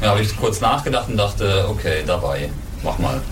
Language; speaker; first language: German; native; German